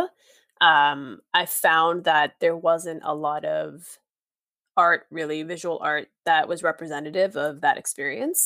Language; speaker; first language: English; native; English